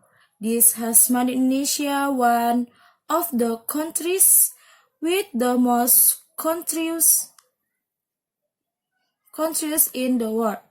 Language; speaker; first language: English; non-native, learner; Indonesian